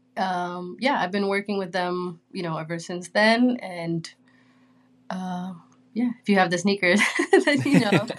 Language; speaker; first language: English; early bilingual, other home language; Spanish